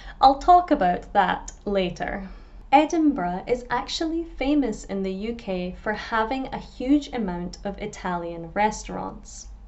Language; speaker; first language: English; native; English